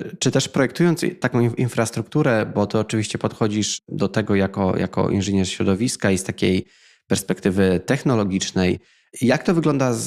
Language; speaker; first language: Polish; native; Polish